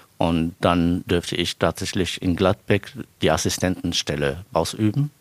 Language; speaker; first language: German; non-native, fluent; Arabic